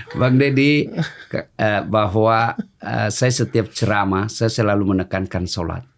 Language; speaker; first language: Indonesian; non-native, local second language; Buginese